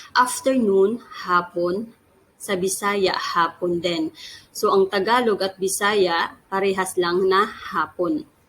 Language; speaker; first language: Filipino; non-native, local second language; Cebuano